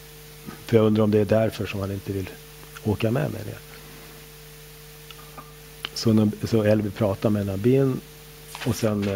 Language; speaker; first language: Swedish; native; Swedish